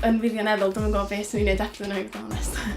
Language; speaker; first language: Welsh; native; Welsh